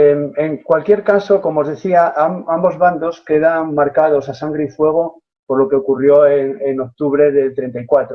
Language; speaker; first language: Spanish; native; Spanish